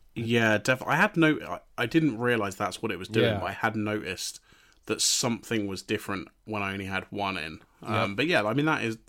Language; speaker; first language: English; native; English